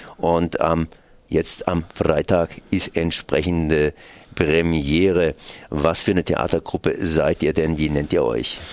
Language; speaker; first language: German; native; German